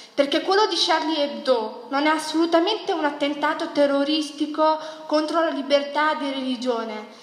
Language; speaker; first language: Italian; early bilingual, other home language; Arabic